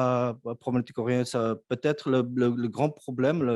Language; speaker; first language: French; non-native, fluent; Korean